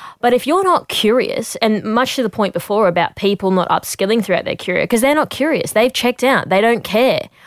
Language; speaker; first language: English; native; English